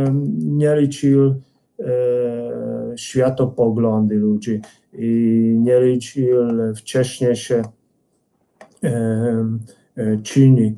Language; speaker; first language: Polish; non-native, fluent; Hungarian